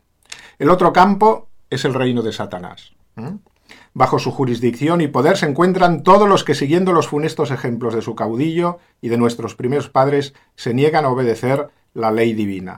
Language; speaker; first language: Spanish; native; Spanish